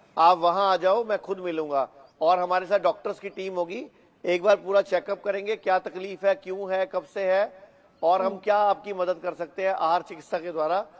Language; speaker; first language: Hindi; native; Hindi